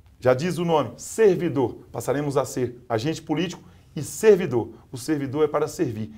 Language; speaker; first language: Portuguese; native; Portuguese